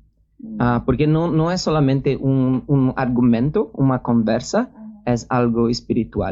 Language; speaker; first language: Spanish; non-native, learner; Portuguese